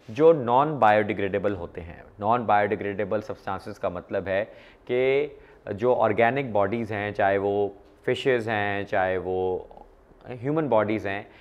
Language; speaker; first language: Hindi; non-native, local second language; Punjabi